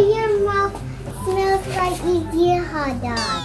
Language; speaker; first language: English; non-native, fluent; Thai